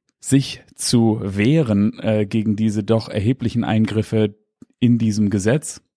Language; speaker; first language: German; native; German